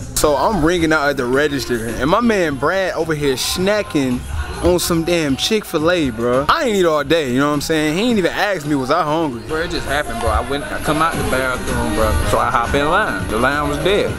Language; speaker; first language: English; native; English